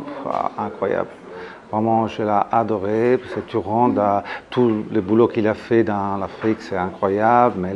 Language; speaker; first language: French; non-native, fluent; Italian